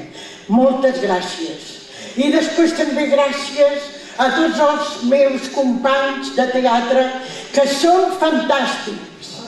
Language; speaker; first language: Catalan; non-native, local second language; Spanish